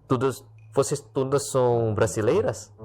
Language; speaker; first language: Portuguese; non-native, learner; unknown